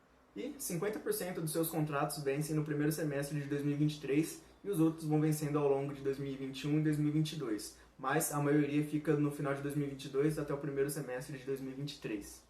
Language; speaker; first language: Portuguese; native; Portuguese